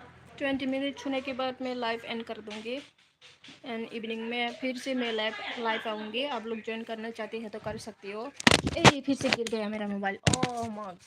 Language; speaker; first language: Hindi; non-native, local second language; Kok Borok